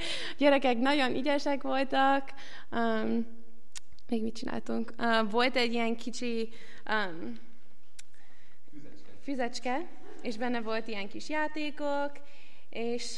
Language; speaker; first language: Hungarian; non-native, learner; English